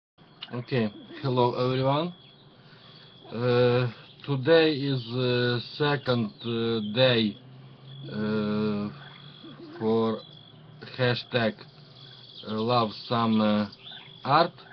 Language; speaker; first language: English; non-native, learner; Ukrainian